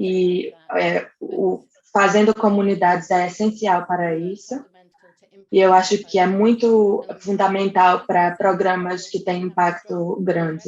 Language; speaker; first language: Portuguese; non-native, fluent; English